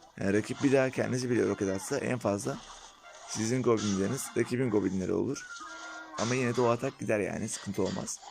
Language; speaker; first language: Turkish; native; Turkish